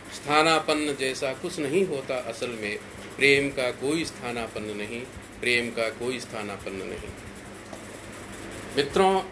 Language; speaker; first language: Hindi; native; Hindi